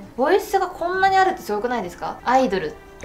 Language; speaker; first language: Japanese; native; Japanese